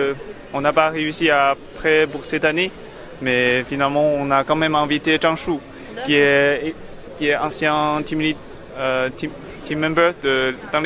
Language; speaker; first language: French; non-native, fluent; Chinese